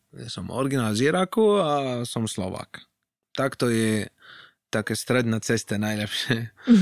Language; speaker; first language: Slovak; non-native, fluent; Arabic